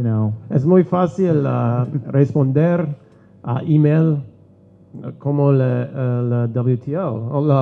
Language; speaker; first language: Spanish; non-native, learner; English